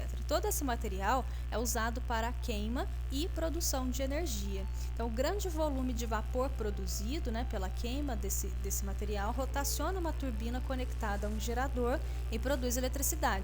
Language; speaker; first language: Portuguese; native; Portuguese